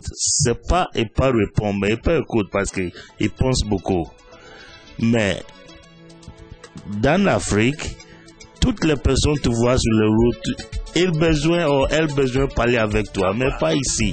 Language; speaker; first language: French; non-native, learner; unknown